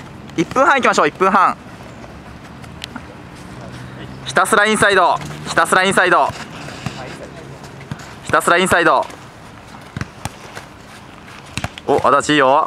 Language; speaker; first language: Japanese; native; Japanese